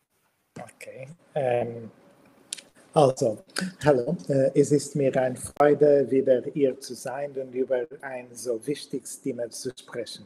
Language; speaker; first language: German; non-native, learner; Portuguese